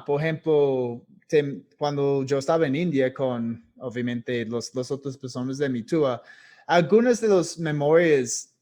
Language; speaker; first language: Spanish; non-native, fluent; English